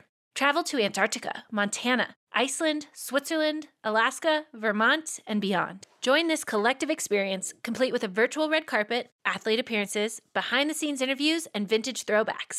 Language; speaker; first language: English; native; English